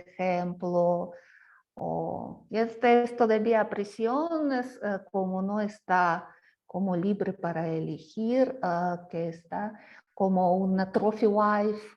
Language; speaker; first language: Spanish; non-native, fluent; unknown